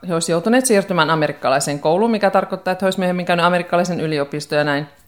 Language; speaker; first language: Finnish; native; Finnish